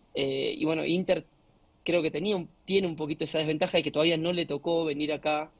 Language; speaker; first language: Spanish; native; Spanish